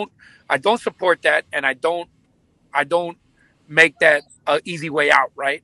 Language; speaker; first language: English; early bilingual, other home language; Spanish